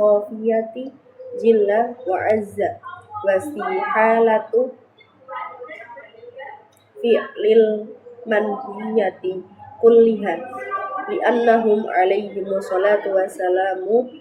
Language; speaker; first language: Arabic; non-native, learner; Indonesian